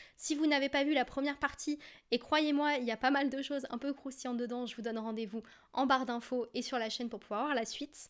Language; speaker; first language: French; native; French